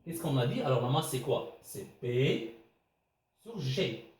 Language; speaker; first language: French; non-native, local second language; Arabic